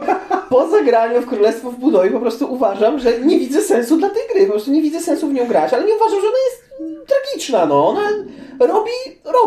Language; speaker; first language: Polish; native; Polish